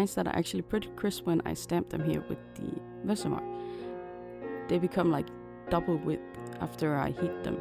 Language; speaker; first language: English; non-native, fluent; Danish